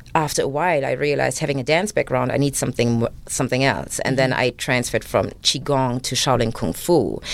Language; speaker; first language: English; non-native, fluent; German